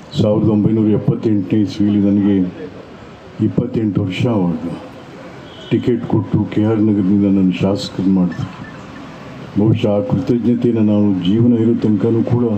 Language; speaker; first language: Kannada; native; Kannada